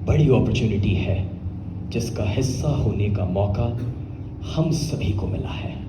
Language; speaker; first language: Hindi; non-native, local second language; Gujarati